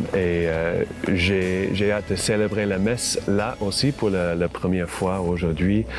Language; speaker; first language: French; non-native, fluent; English